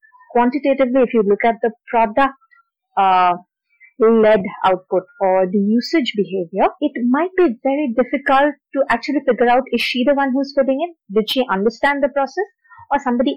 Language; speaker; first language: English; non-native, local second language; Assamese